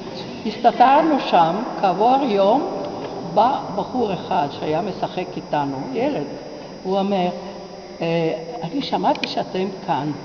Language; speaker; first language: Hebrew; non-native, fluent; Italian